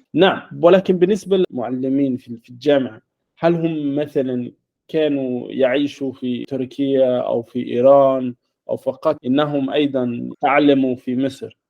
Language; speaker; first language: Arabic; non-native, fluent; English